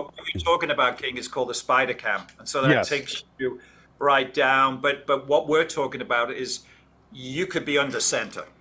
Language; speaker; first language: English; native; English